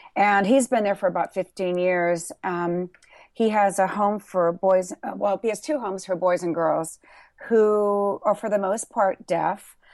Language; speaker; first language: English; native; English